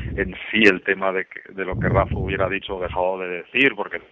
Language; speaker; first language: Spanish; native; Spanish